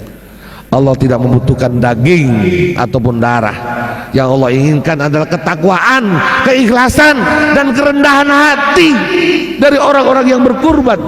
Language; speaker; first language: Indonesian; native; Indonesian